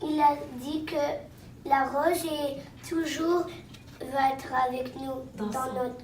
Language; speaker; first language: French; non-native, local second language; English